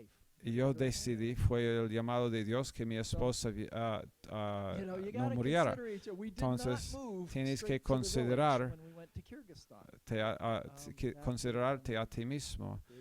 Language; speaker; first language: Spanish; non-native, fluent; English